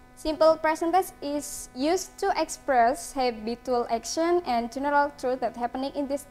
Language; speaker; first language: English; non-native, learner; Indonesian